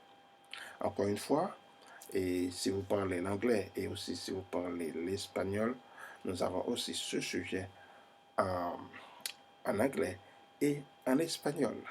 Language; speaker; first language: French; non-native, fluent; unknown